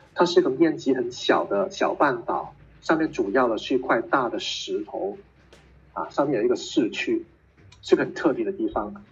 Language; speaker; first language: Chinese; non-native, local second language; Cantonese